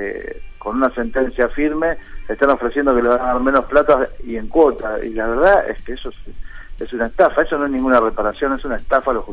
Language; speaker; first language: Spanish; native; Spanish